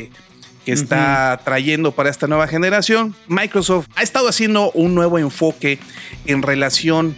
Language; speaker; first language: Spanish; native; Spanish